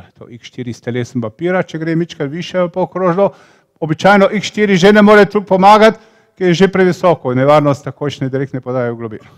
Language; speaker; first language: Slovenian; native; Slovenian